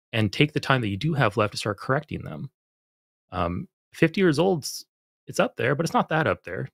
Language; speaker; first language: English; native; English